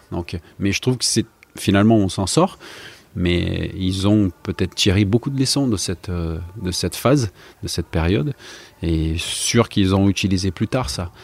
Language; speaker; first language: French; non-native, fluent; Portuguese